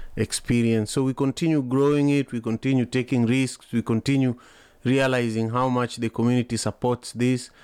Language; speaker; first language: English; non-native, local second language; Luo (Kenya and Tanzania)